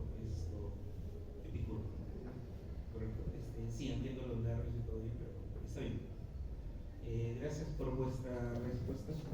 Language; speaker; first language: Spanish; native; Spanish